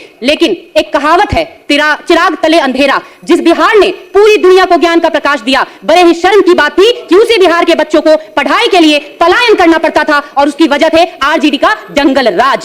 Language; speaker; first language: Hindi; native; Hindi